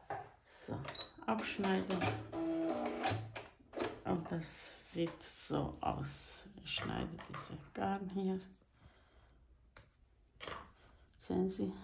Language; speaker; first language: German; non-native, fluent; Croatian